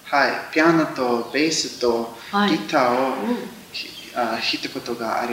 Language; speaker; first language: Japanese; non-native, learner; English